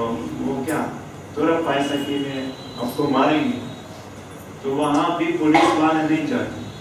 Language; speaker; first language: Hindi; non-native, fluent; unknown